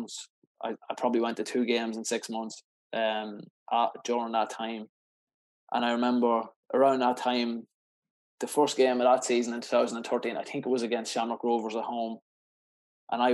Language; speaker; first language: English; native; English